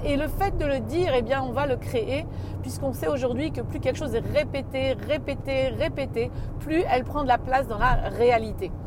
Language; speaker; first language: French; native; French